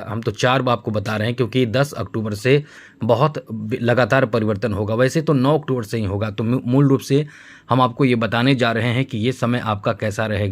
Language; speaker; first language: Hindi; native; Hindi